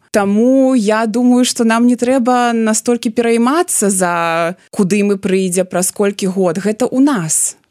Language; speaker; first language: Belarusian; non-native, local second language; Russian